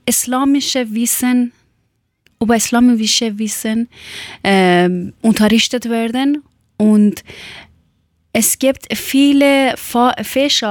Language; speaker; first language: German; non-native, learner; Persian